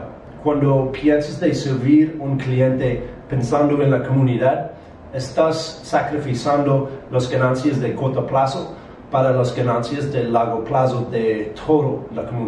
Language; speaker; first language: Spanish; non-native, learner; English